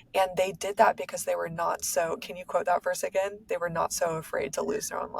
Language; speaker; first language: English; native; English